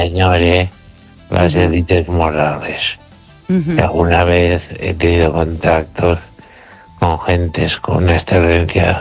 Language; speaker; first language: Spanish; native; Spanish